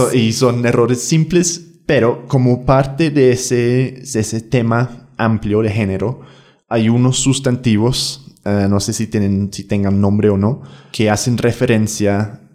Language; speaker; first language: Spanish; non-native, fluent; English